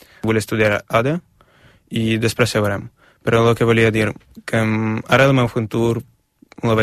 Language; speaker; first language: Catalan; non-native, fluent; Ukrainian